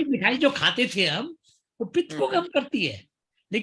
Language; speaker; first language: Hindi; native; Hindi